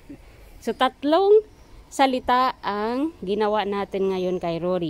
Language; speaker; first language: Filipino; non-native, local second language; Waray